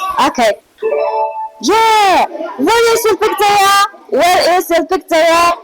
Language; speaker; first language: English; non-native, learner; Mongolian